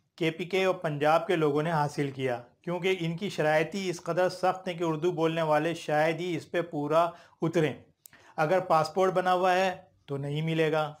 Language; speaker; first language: Urdu; native; Urdu